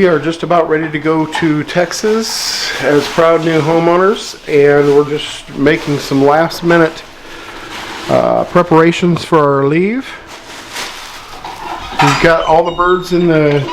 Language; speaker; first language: English; native; English